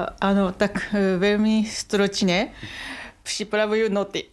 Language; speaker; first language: Czech; non-native, fluent; Japanese